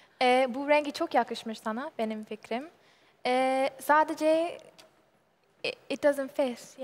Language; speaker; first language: Turkish; non-native, learner; English